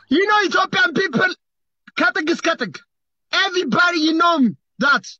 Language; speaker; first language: English; non-native, learner; Amharic